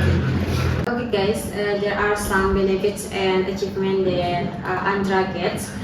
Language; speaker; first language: English; non-native, learner; Indonesian